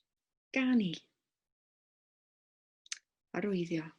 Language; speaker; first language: Welsh; non-native, local second language; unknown